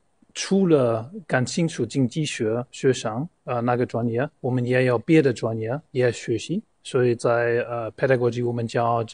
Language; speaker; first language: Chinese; non-native, fluent; German